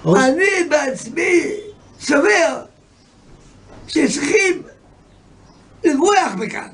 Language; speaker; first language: Hebrew; non-native, fluent; Yiddish